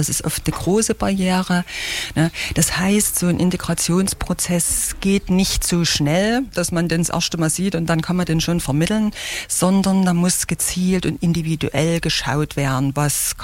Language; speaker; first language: German; native; German